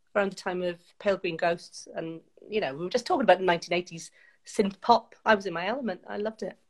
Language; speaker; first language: English; native; English